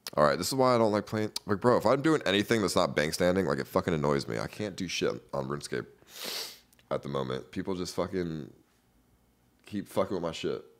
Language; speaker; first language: English; native; English